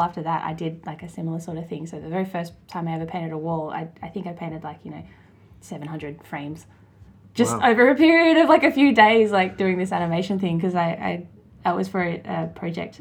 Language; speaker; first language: English; native; English